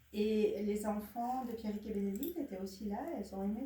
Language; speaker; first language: French; native; French